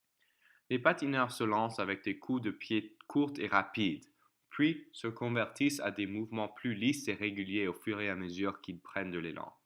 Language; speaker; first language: French; non-native, learner; English